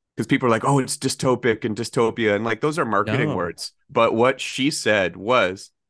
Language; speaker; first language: English; native; English